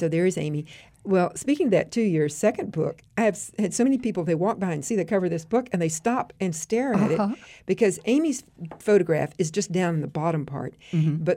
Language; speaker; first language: English; native; English